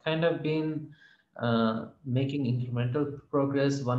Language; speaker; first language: English; non-native, local second language; Telugu